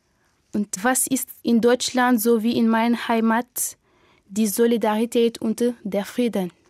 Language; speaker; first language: German; non-native, learner; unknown